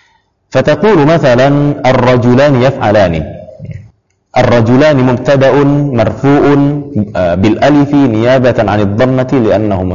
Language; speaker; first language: Arabic; non-native, fluent; Indonesian